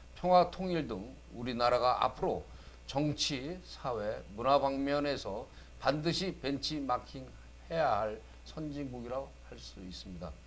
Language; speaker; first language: Korean; native; Korean